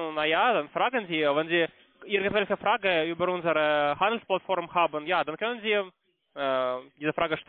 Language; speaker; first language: German; non-native, learner; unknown